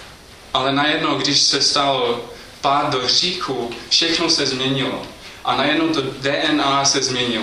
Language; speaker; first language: Czech; non-native, fluent; English